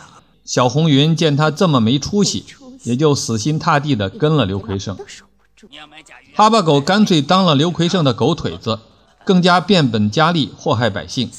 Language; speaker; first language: Chinese; native; Chinese